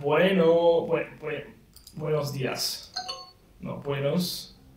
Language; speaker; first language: Spanish; non-native, learner; English